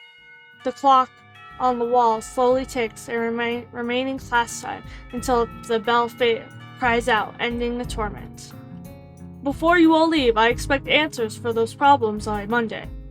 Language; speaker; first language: English; native; English